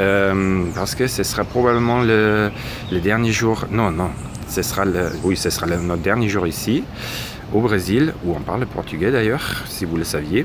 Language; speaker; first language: French; non-native, fluent; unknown